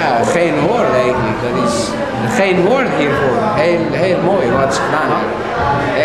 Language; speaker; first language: Dutch; non-native, fluent; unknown